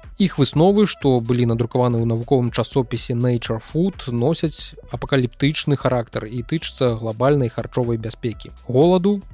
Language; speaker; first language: Belarusian; non-native, local second language; Russian